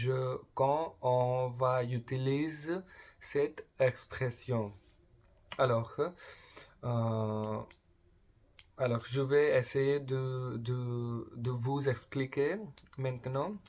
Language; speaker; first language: French; non-native, learner; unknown